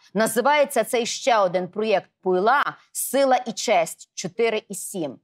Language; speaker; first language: Ukrainian; native; Ukrainian